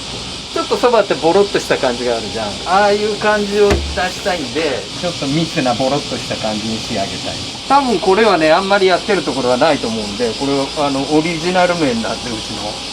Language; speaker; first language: Japanese; native; Japanese